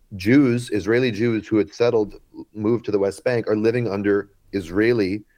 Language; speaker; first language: English; native; English